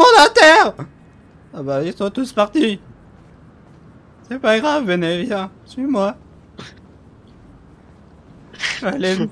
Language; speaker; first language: French; native; French